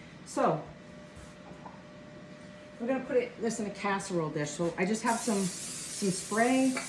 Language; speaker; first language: English; native; English